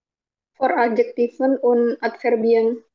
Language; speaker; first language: German; non-native, learner; Indonesian